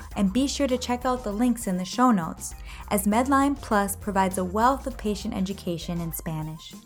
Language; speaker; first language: English; native; English